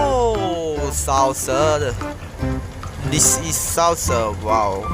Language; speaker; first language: English; non-native, learner; Khmer